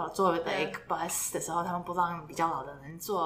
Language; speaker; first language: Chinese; early bilingual, heritage; Chinese